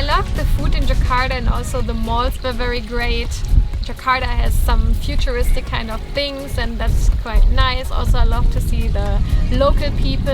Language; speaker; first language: English; non-native, fluent; German